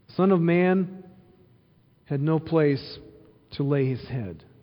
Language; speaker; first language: English; early bilingual, other home language; Ukrainian